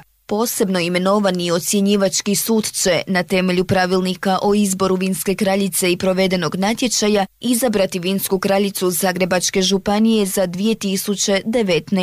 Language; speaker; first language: Serbian; native; Serbian